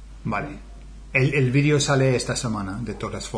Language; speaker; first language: Spanish; non-native, fluent; English